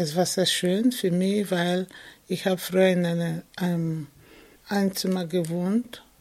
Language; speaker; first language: German; non-native, fluent; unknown